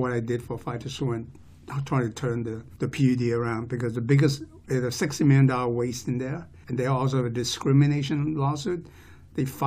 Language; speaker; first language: English; non-native, local second language; Cantonese